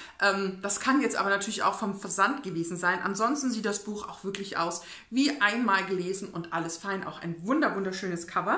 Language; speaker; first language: German; native; German